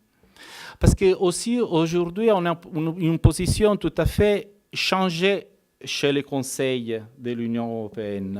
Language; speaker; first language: French; non-native, fluent; Italian